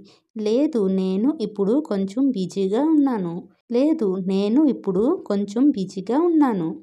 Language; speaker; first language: Telugu; non-native, local second language; Odia